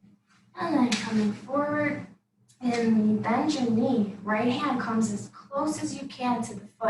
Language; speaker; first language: English; native; English